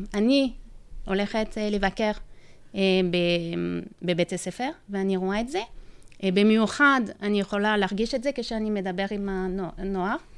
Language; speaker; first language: Hebrew; non-native, fluent; French